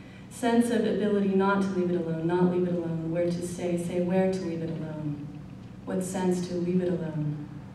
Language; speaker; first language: English; native; English